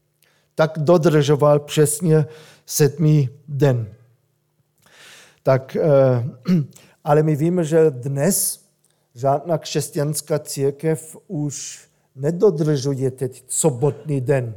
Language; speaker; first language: Czech; non-native, fluent; German